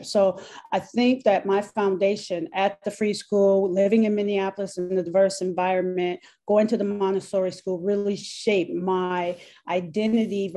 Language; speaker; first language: English; native; English